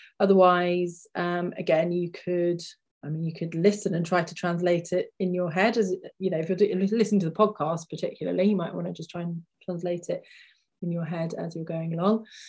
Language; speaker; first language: English; native; English